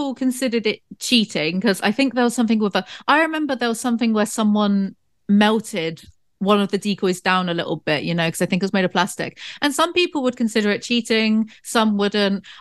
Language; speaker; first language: English; native; English